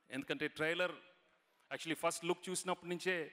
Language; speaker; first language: Telugu; native; Telugu